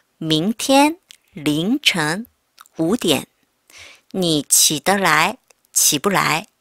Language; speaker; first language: Chinese; non-native, fluent; Korean